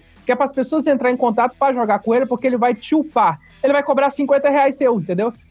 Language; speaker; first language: Portuguese; native; Portuguese